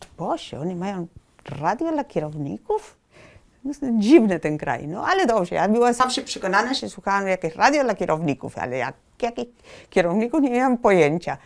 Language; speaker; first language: Polish; non-native, fluent; Spanish